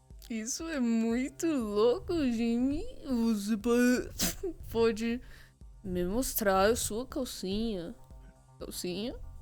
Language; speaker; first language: Portuguese; non-native, learner; English